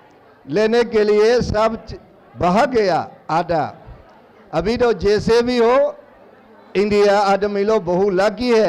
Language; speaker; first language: Hindi; non-native, learner; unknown